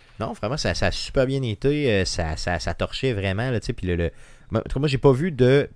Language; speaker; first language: French; native; French